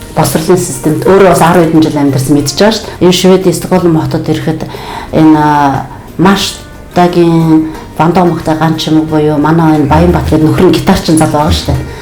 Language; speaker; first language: Mongolian; native; Mongolian